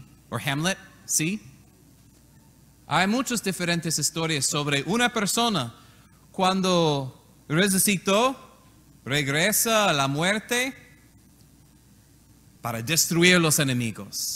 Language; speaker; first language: Spanish; non-native, learner; English